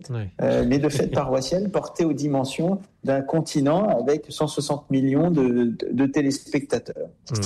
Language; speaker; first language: French; native; French